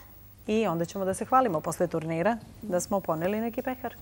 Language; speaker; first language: Serbian; native; Serbian